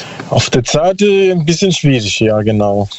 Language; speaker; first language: German; non-native, learner; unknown